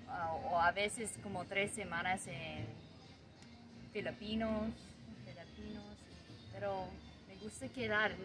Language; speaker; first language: Spanish; non-native, learner; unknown